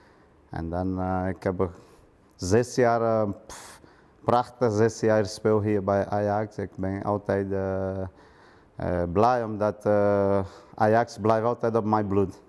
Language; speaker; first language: Dutch; non-native, learner; Portuguese